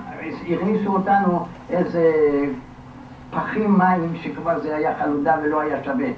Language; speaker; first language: Hebrew; non-native, fluent; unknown